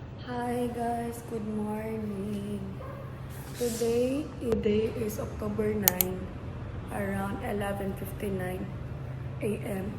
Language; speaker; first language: English; non-native, learner; Filipino